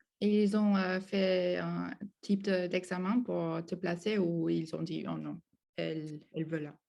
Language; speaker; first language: French; non-native, learner; Spanish